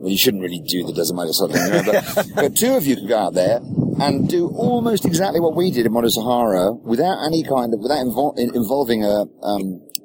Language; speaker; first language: English; native; English